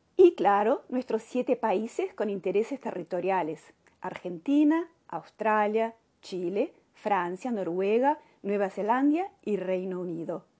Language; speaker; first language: Spanish; non-native, fluent; Portuguese